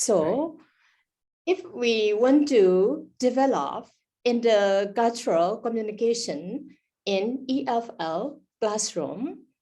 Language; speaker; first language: English; non-native, fluent; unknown